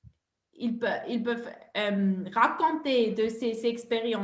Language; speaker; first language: French; non-native, local second language; German